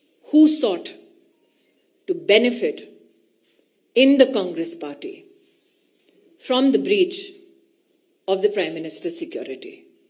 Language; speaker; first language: English; non-native, local second language; Hindi